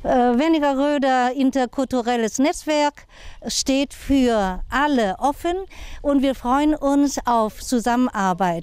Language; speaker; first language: German; non-native, fluent; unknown